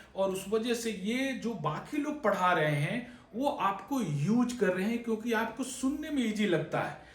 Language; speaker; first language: Hindi; native; Hindi